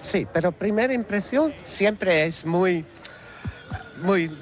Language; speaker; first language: Spanish; non-native, learner; Dutch